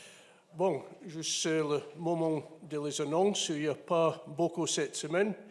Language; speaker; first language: French; non-native, fluent; English